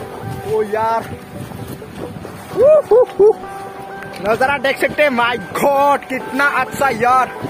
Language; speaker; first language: Hindi; non-native, local second language; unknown